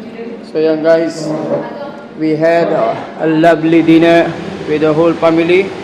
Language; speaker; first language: English; non-native, local second language; Filipino